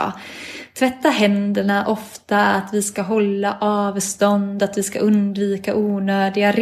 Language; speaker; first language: Swedish; native; Swedish